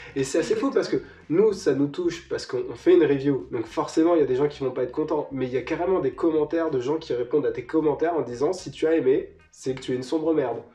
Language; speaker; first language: French; native; French